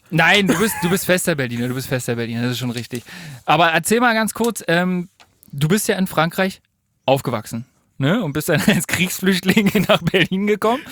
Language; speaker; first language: German; native; German